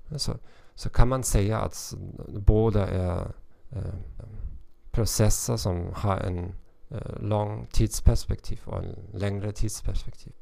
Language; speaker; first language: Swedish; non-native, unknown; German